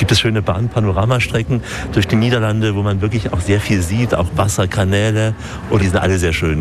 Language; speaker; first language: German; native; German